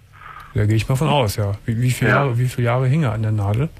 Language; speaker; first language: German; native; German